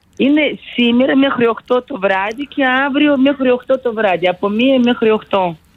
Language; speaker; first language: Greek; non-native, fluent; Russian